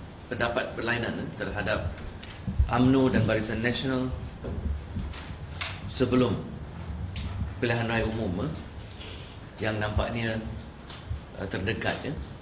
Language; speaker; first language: Malay; non-native, local second language; Tamil